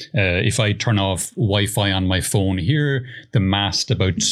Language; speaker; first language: English; native; English